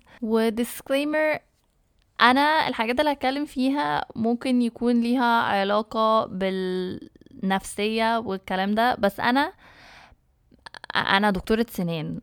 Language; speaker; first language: Arabic; early bilingual, heritage; Arabic